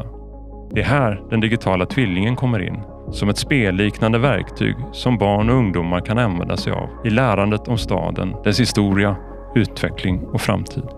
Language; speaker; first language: Swedish; native; Swedish